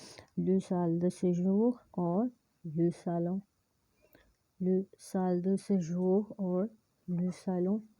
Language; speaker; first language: French; non-native, fluent; Hindi